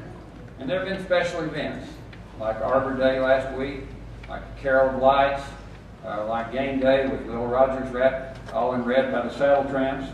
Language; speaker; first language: English; native; English